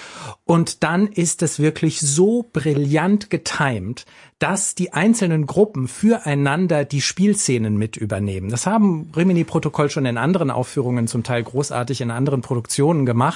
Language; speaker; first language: German; native; German